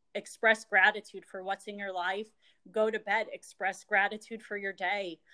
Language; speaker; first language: English; native; English